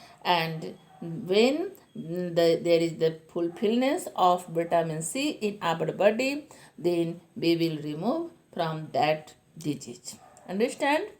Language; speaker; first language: English; non-native, local second language; Hindi